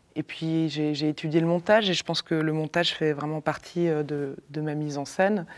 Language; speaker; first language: French; native; French